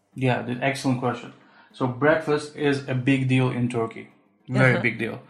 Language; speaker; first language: English; non-native, fluent; Turkish